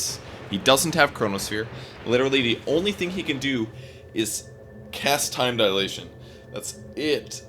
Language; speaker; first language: English; native; English